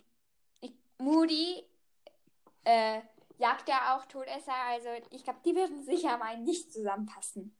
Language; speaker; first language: German; native; German